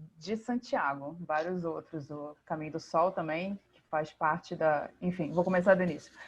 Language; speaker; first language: Portuguese; native; Portuguese